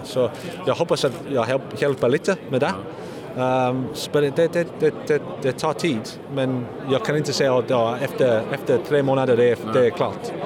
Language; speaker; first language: Swedish; non-native, learner; English